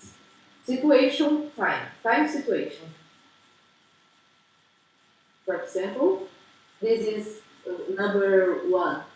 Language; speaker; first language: English; non-native, learner; Portuguese